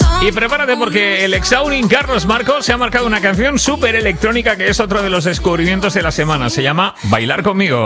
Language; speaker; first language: Spanish; native; Spanish